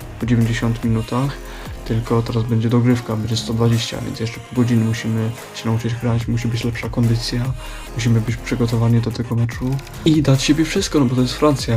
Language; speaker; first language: Polish; early bilingual, heritage; Polish